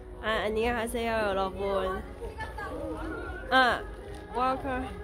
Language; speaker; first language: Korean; non-native, learner; English